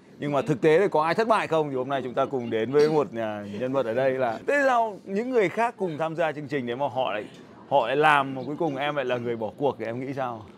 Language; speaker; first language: Vietnamese; native; Vietnamese